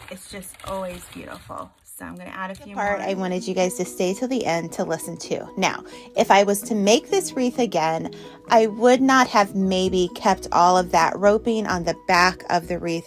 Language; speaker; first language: English; native; English